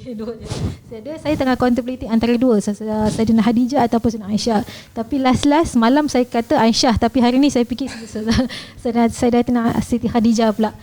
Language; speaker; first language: Malay; native; Malay